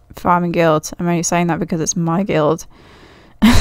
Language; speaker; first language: English; native; English